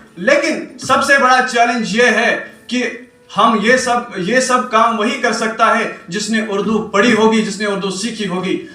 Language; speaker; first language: Urdu; non-native, local second language; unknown